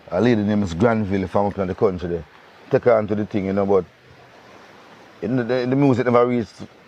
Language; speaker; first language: English; non-native, local second language; Jamaican Creole English